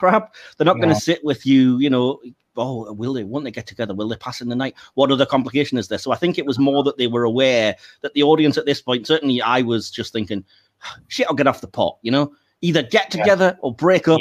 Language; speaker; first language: English; native; English